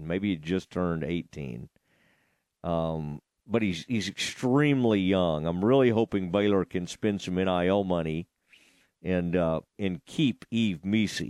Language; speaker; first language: English; native; English